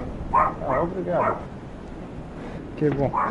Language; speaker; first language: Portuguese; non-native, learner; English